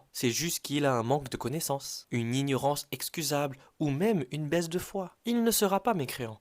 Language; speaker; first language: French; native; French